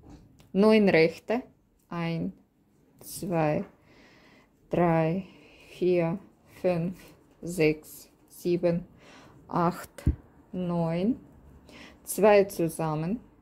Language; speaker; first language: German; non-native, learner; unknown